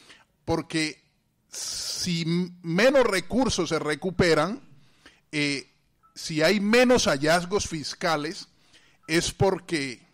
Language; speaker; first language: Spanish; native; Spanish